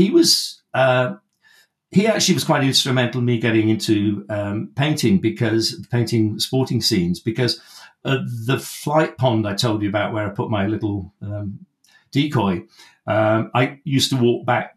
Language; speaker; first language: English; native; English